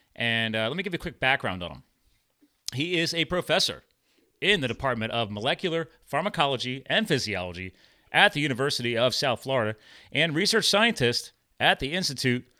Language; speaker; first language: English; native; English